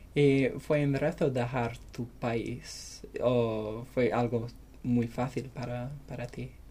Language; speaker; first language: Spanish; non-native, learner; English